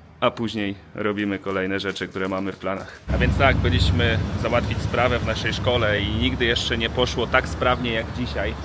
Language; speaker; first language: Polish; native; Polish